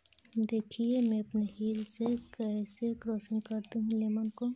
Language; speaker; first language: Hindi; native; Hindi